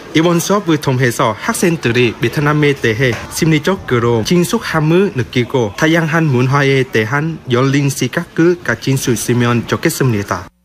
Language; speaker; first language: Korean; non-native, fluent; Vietnamese